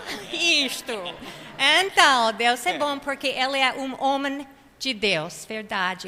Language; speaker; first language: Portuguese; non-native, fluent; English